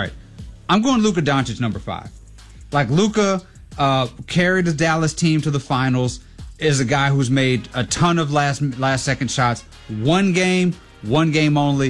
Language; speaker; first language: English; native; English